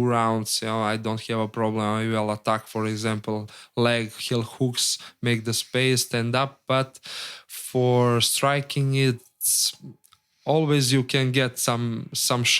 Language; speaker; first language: English; non-native, learner; Serbian